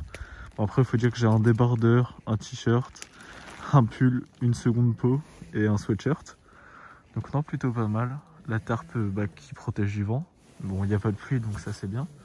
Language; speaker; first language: French; native; French